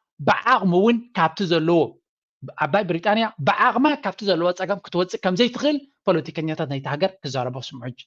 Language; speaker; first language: Tigrinya; native; Tigrinya